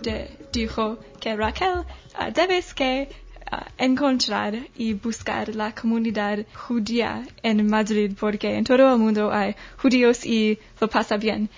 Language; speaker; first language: Spanish; non-native, learner; English